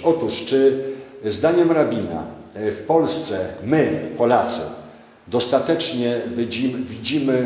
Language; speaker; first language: Polish; native; Polish